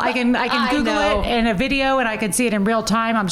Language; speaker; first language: English; native; English